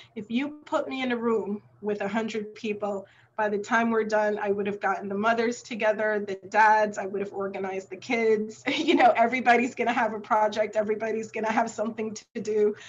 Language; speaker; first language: English; native; English